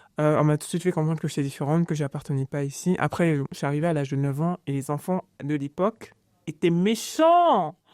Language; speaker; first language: French; early bilingual, other home language; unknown